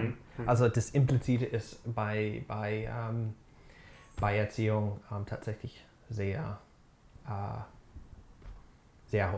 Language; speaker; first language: German; non-native, fluent; English